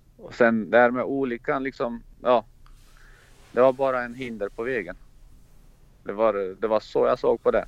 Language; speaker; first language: Swedish; non-native, fluent; Croatian